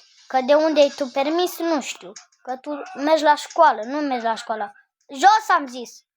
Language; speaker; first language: Romanian; native; Romanian